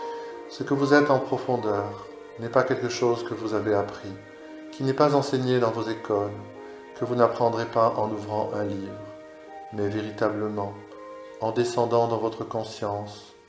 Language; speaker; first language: French; native; French